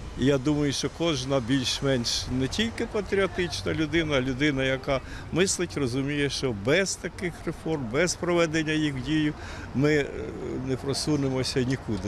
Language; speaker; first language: Ukrainian; native; Ukrainian